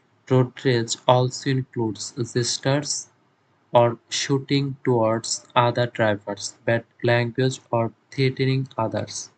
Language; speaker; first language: English; non-native, local second language; Bangla